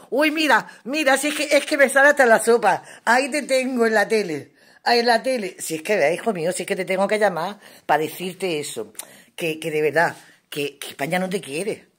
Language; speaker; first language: Spanish; native; Spanish